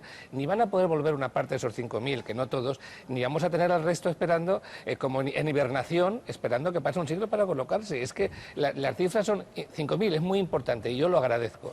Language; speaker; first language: Spanish; native; Spanish